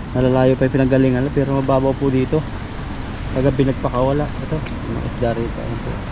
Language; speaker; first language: Filipino; native; Filipino